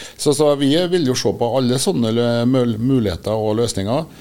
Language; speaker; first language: Norwegian; native; Norwegian